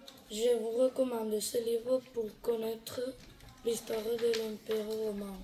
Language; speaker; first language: French; non-native, learner; Catalan